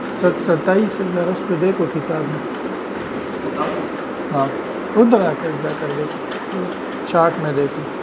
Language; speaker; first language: Urdu; non-native, local second language; Pashto